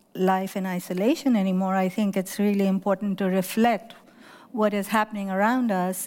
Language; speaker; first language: English; non-native, local second language; Urdu